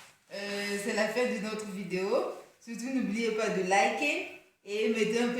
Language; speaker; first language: French; native; French